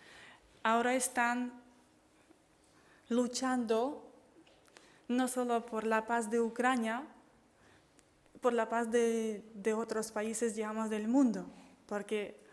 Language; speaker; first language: Spanish; non-native, fluent; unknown